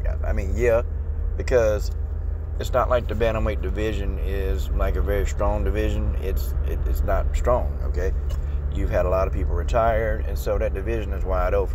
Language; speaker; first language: English; native; English